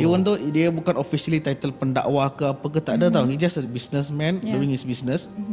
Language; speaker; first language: English; non-native, local second language; Malay